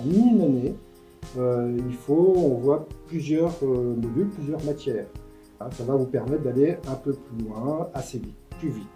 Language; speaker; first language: French; native; French